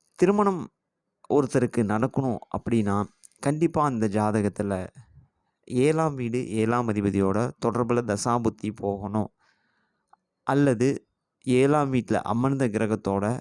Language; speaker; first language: Tamil; native; Tamil